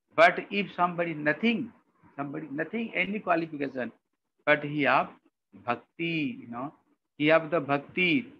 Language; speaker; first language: English; non-native, local second language; Odia